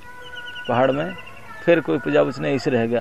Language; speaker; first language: Hindi; non-native, local second language; Odia